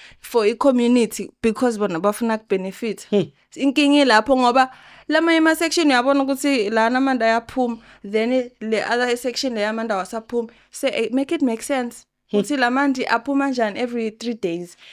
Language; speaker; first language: Zulu; non-native, local second language; Swati